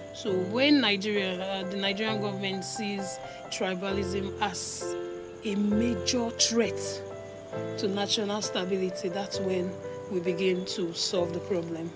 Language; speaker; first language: English; non-native, local second language; Igbo